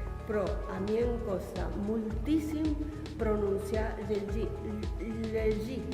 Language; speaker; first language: Catalan; non-native, learner; Spanish